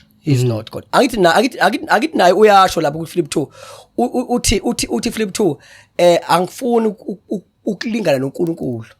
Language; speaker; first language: Zulu; non-native, local second language; Xhosa